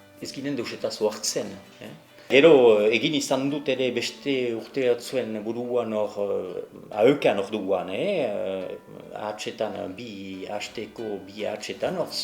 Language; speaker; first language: Basque; native; Basque